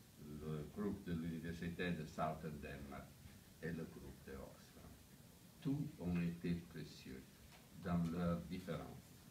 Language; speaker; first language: French; non-native, fluent; Italian